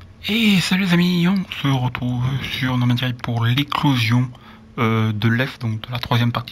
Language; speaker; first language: French; native; French